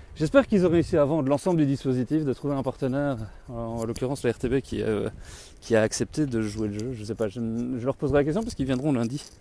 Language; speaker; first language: French; native; French